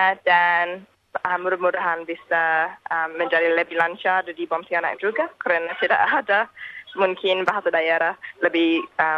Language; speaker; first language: Indonesian; non-native, learner; English